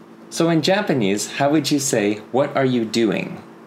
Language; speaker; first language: English; native; English